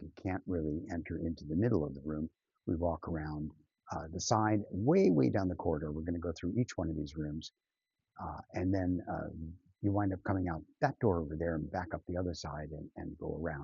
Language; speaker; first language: English; native; English